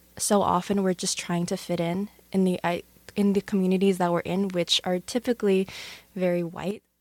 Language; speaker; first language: English; native; English